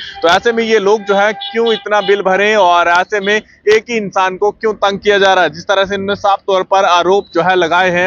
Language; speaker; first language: Hindi; native; Hindi